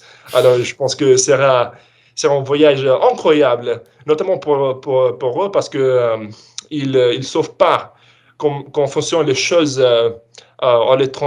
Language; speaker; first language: French; non-native, learner; English